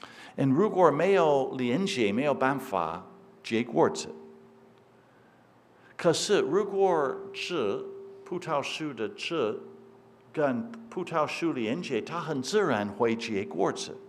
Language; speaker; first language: Chinese; non-native, fluent; English